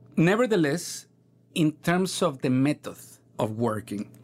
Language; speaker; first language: English; non-native, fluent; Spanish